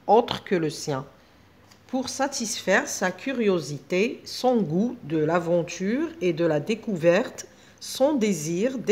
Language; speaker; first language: French; non-native, local second language; Arabic